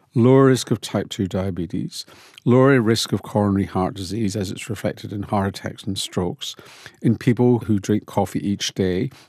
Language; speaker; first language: English; native; English